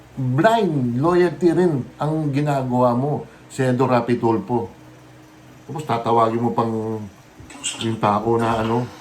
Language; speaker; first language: Filipino; non-native, local second language; Bikol